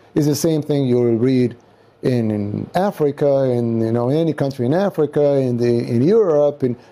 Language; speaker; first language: English; non-native, fluent; Spanish